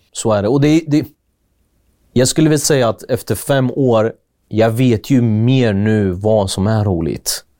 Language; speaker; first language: Swedish; early bilingual, other home language; Kurdish